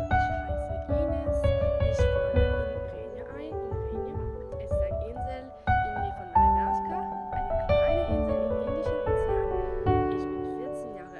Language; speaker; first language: German; non-native, fluent; French